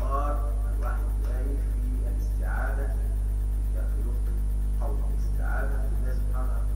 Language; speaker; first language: Arabic; native; Arabic